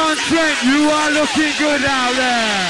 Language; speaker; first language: English; native; English